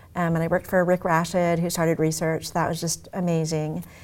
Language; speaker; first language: English; native; English